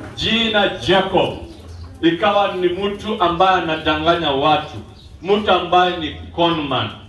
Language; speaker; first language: Swahili; non-native, local second language; Luo (Kenya and Tanzania)